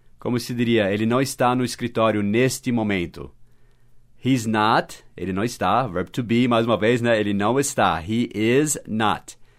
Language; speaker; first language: Portuguese; non-native, fluent; English